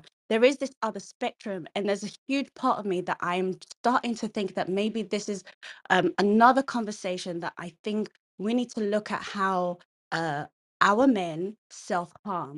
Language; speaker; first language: English; non-native, local second language; Kikuyu